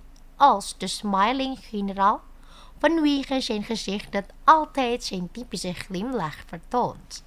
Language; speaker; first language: Dutch; non-native, fluent; Indonesian